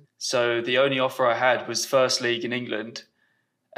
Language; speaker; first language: English; native; English